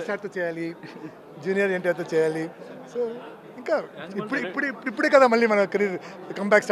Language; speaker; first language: Telugu; non-native, fluent; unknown